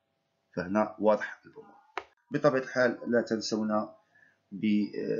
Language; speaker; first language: Arabic; native; Arabic